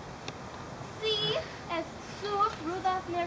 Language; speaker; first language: Spanish; non-native, learner; English